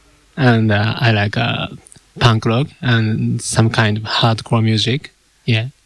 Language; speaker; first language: English; non-native, learner; Japanese